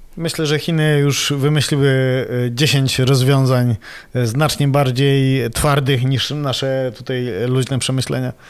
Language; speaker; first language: Polish; native; Polish